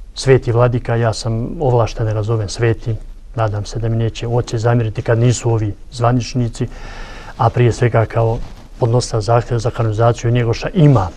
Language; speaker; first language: Serbian; native; Serbian